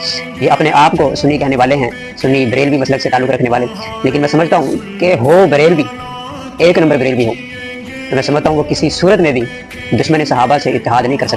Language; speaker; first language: Urdu; native; Urdu